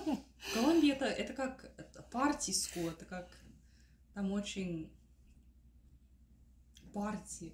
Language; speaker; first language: Russian; early bilingual, heritage; Russian